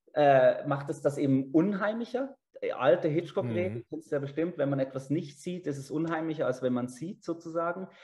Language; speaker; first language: German; native; German